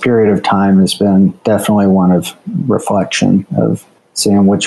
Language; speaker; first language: English; native; English